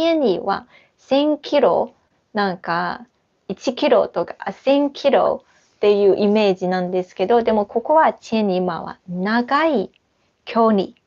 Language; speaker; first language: Japanese; non-native, fluent; Chinese